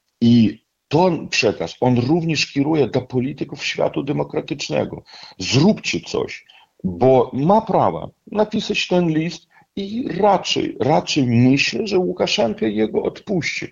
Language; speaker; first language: Polish; non-native, fluent; Russian